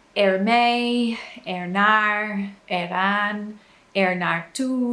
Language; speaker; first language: Dutch; non-native, learner; English